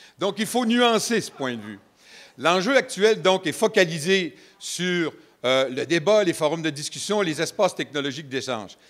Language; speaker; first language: French; native; French